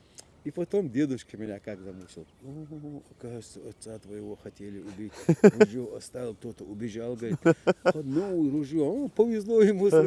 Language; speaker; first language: Russian; non-native, local second language; Chechen